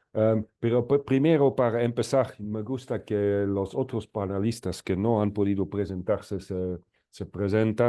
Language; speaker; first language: Spanish; non-native, fluent; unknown